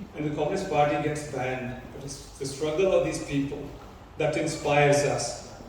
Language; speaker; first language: English; early bilingual, other home language; Punjabi